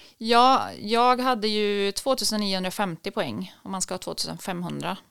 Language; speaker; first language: Swedish; native; Swedish